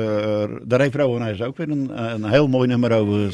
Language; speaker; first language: Dutch; native; Dutch